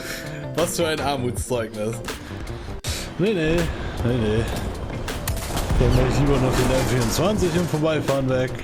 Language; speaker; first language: German; native; German